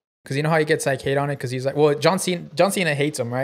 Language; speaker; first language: English; early bilingual, other home language; Spanish